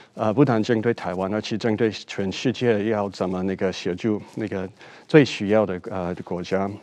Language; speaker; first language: Chinese; non-native, fluent; English